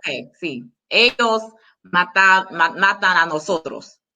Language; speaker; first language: Spanish; non-native, learner; English